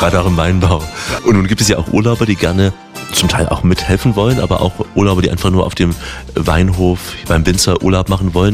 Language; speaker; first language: German; native; German